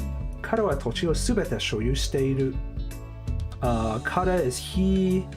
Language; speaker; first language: Japanese; non-native, learner; English